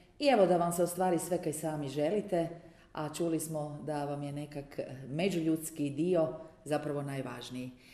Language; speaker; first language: Croatian; native; Croatian